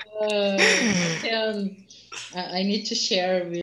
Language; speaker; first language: English; non-native, learner; Portuguese